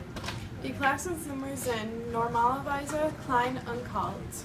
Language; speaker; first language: German; non-native, learner; English